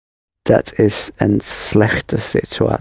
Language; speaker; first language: Dutch; non-native, learner; English